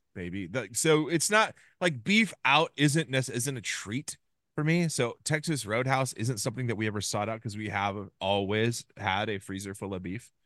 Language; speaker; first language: English; native; English